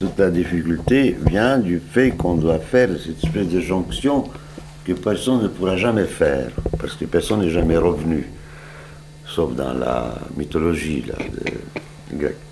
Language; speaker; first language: French; non-native, fluent; Serbian